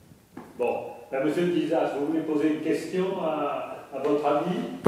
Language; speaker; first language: French; native; French